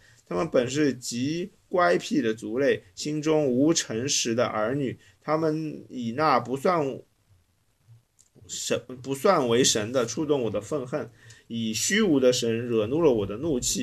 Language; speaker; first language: Chinese; native; Chinese